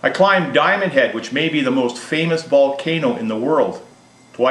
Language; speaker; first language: English; native; English